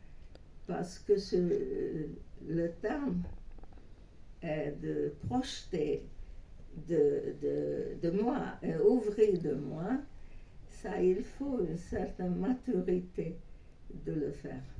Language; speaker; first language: French; non-native, fluent; Hungarian